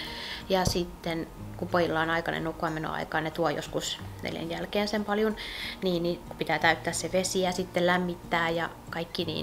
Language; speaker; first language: Finnish; native; Finnish